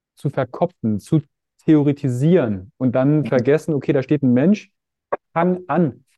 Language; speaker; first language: German; native; German